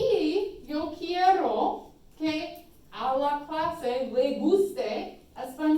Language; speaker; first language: Spanish; non-native, fluent; English